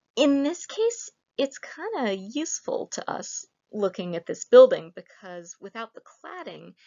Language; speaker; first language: English; native; English